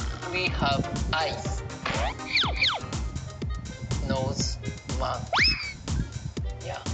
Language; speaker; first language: English; non-native, learner; Japanese